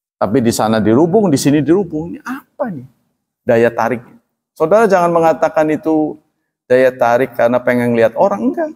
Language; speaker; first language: Indonesian; non-native, local second language; Javanese